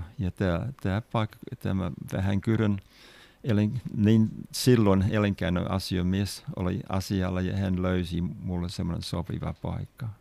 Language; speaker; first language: Finnish; non-native, fluent; English